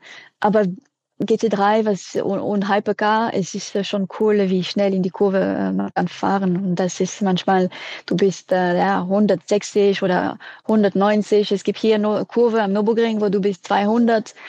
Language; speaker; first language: German; non-native, fluent; French